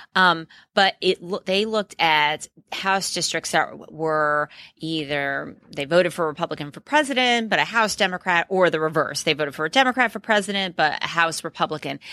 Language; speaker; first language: English; native; English